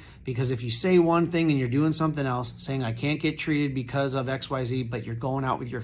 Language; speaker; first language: English; native; English